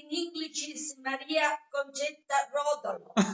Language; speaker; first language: English; non-native, learner; Italian